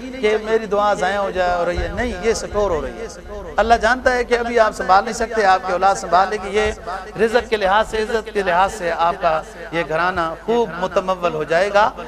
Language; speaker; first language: Urdu; non-native, local second language; Punjabi